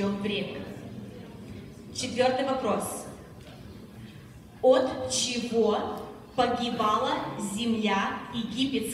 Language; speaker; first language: Russian; early bilingual, heritage; Russian